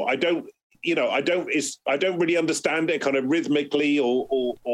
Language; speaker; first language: English; native; English